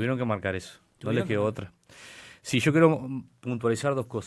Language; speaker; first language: Spanish; native; Spanish